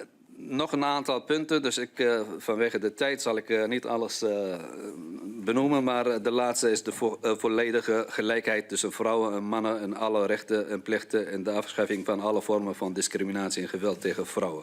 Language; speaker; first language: Dutch; non-native, fluent; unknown